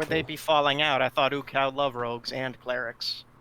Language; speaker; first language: English; native; English